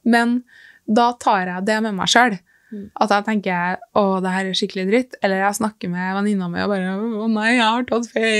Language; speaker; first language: Norwegian; native; Norwegian